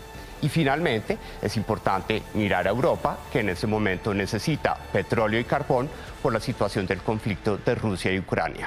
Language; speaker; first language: Spanish; native; Spanish